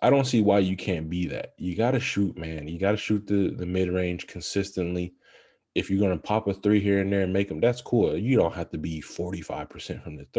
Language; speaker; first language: English; native; English